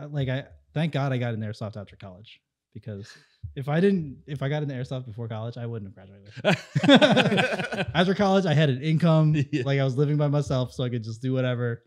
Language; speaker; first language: English; native; English